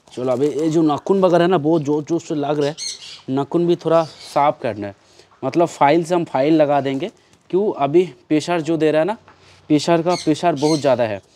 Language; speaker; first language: Hindi; non-native, local second language; Bangla